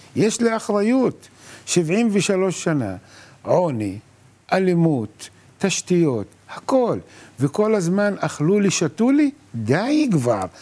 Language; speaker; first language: Hebrew; non-native, local second language; Arabic